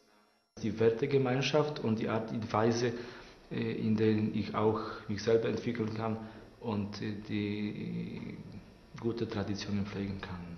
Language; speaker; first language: German; non-native, local second language; Polish